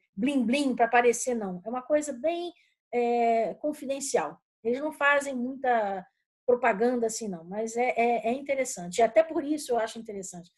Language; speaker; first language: Portuguese; native; Portuguese